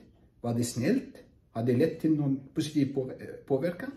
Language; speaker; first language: Swedish; non-native, fluent; Arabic